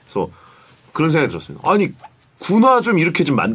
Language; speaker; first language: Korean; native; Korean